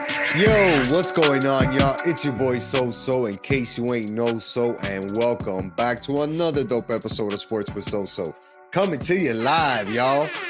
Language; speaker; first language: English; native; English